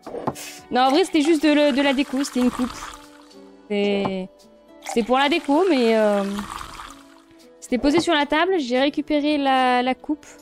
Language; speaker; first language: French; native; French